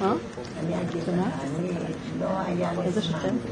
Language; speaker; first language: Hebrew; non-native, fluent; Polish